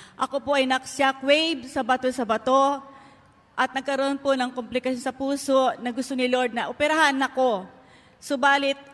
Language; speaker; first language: Filipino; native; Filipino